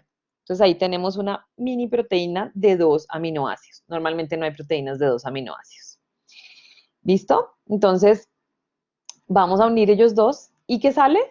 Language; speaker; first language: Spanish; native; Spanish